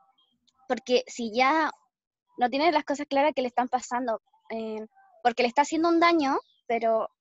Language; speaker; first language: Spanish; native; Spanish